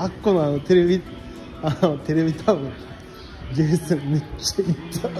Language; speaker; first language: Japanese; native; Japanese